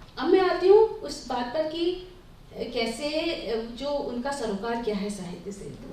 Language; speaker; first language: Hindi; native; Hindi